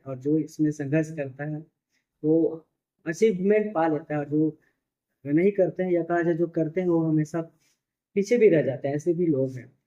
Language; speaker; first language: Hindi; native; Hindi